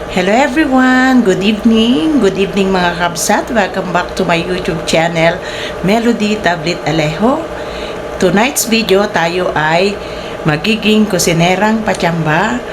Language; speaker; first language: Filipino; non-native, local second language; Iloko